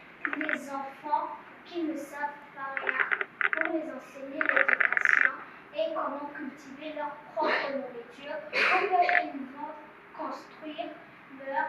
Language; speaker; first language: French; non-native, learner; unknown